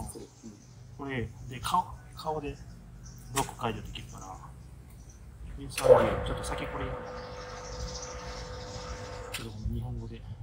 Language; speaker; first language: Japanese; non-native, fluent; Thai